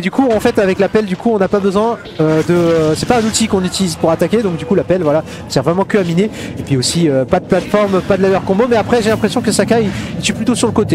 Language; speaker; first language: French; native; French